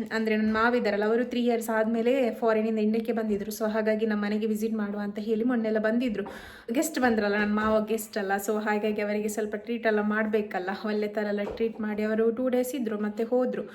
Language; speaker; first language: Kannada; non-native, local second language; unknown